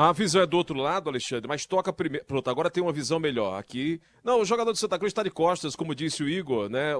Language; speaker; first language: Portuguese; native; Portuguese